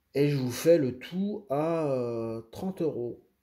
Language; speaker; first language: French; native; French